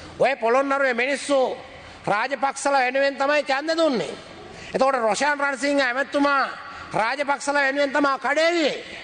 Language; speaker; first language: Sinhala; native; Sinhala